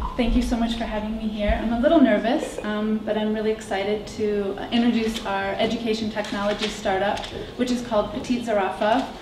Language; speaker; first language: English; native; English